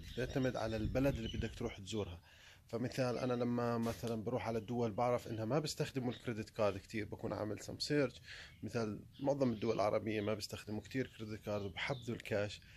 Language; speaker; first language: Arabic; native; Arabic